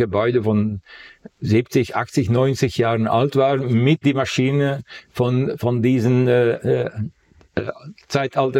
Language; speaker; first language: German; non-native, fluent; Dutch